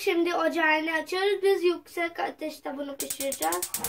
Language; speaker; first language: Turkish; non-native, learner; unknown